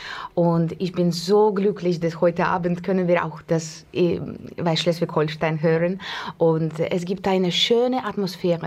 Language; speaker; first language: German; non-native, fluent; Russian